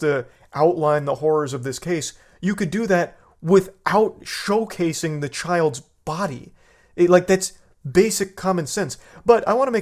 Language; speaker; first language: English; native; English